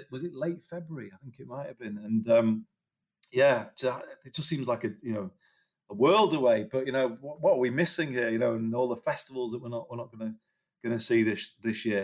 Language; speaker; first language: English; native; English